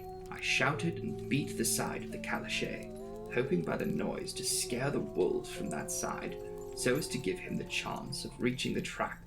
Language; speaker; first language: English; native; English